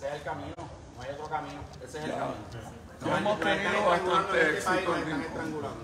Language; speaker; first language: Spanish; native; Spanish